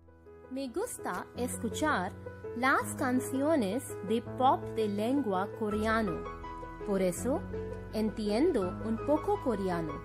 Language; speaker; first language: Spanish; non-native, learner; Hindi